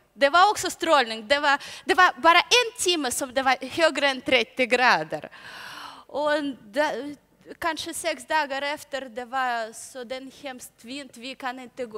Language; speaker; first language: Swedish; non-native, learner; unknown